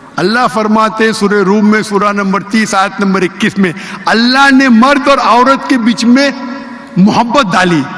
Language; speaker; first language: Urdu; non-native, local second language; Konkani